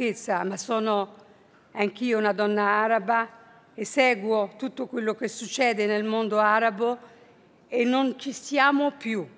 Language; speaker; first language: Italian; non-native, fluent; Arabic